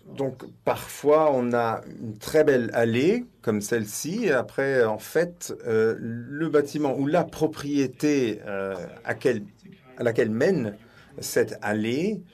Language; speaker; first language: French; non-native, fluent; Swedish